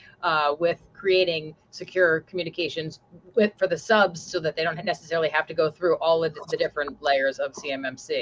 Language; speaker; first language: English; native; English